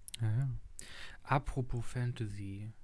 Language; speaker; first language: German; native; German